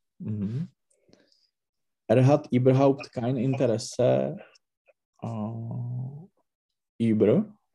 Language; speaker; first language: German; non-native, learner; Czech